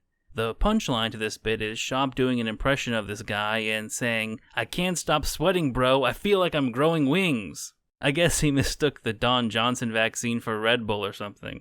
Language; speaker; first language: English; native; English